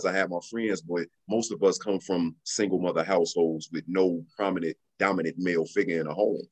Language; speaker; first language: English; native; English